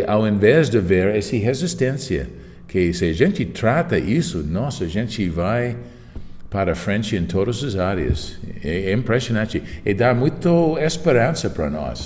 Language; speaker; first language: Portuguese; non-native, fluent; English